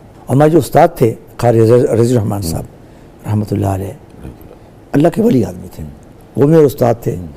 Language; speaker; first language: Urdu; native; Urdu